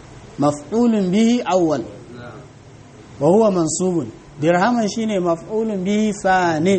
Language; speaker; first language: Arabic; non-native, fluent; Hausa